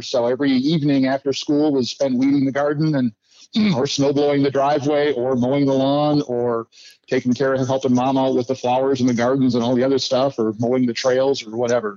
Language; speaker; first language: English; native; English